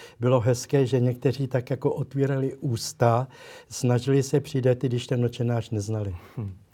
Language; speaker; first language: Czech; native; Czech